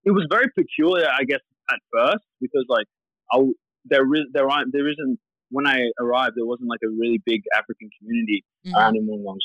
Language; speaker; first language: English; native; English